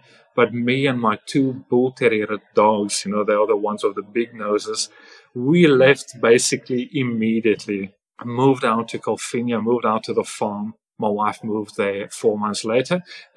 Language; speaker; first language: English; non-native, local second language; Afrikaans